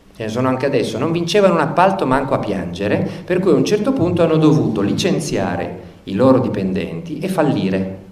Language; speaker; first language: Italian; native; Italian